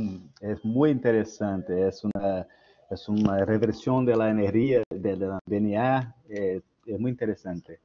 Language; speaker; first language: Spanish; non-native, learner; Portuguese